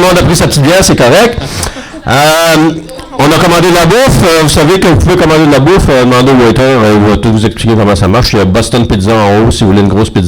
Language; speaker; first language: French; native; French